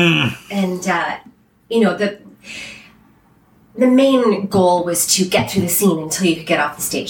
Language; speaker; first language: English; native; English